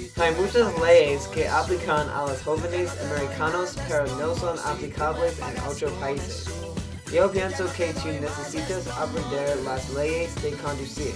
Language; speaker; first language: Spanish; non-native, learner; English